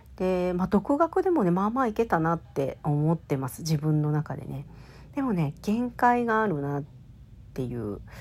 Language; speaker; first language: Japanese; native; Japanese